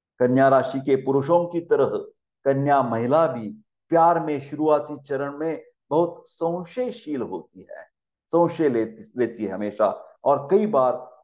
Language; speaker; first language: Hindi; non-native, local second language; Marathi